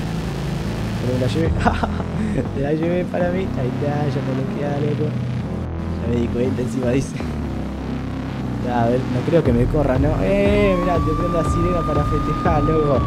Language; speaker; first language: Spanish; native; Spanish